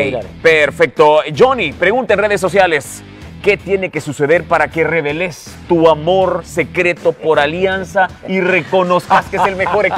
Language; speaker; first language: Spanish; native; Spanish